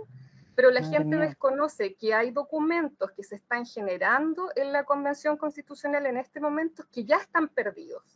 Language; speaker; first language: Spanish; native; Spanish